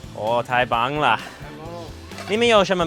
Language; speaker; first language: Chinese; non-native, learner; English